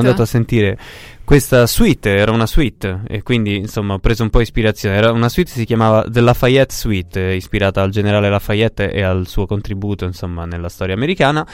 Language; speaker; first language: Italian; native; Italian